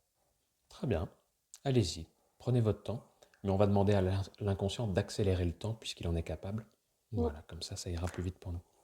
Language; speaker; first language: French; native; French